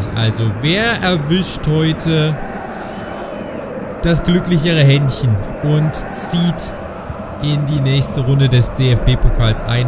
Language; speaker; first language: German; native; German